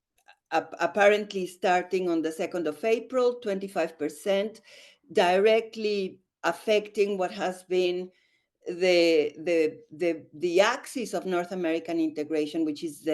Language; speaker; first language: English; non-native, fluent; Spanish